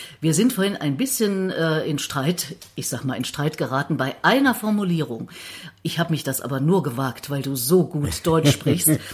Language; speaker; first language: German; native; German